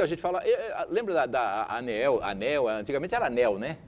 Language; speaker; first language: Portuguese; native; Portuguese